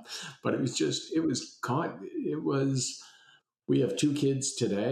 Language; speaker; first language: English; native; English